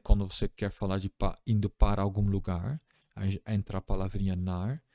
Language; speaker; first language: Portuguese; non-native, fluent; Dutch